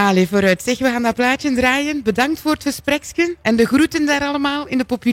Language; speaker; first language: Dutch; native; Dutch